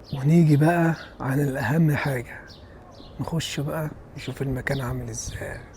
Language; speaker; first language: Egyptian Arabic; native; Egyptian Arabic